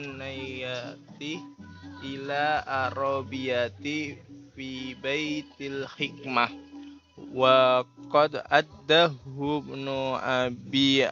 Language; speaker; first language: Arabic; non-native, learner; Indonesian